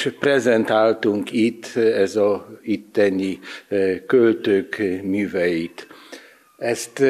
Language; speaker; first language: Hungarian; non-native, learner; Polish